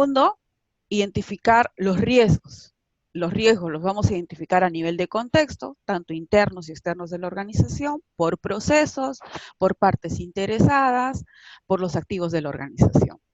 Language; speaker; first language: Spanish; native; Spanish